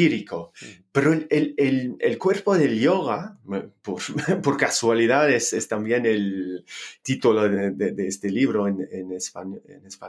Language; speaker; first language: Spanish; non-native, fluent; English